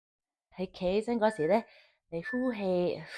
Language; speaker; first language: Cantonese; early bilingual, heritage; Cantonese